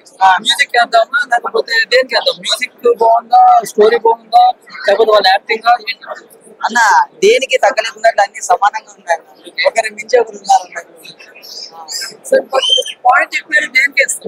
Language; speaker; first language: Telugu; native; Telugu